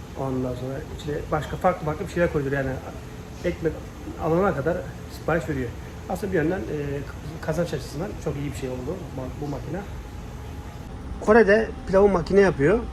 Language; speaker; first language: Turkish; native; Turkish